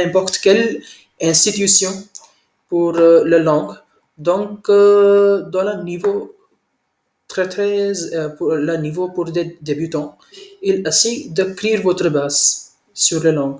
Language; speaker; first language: French; non-native, learner; Hindi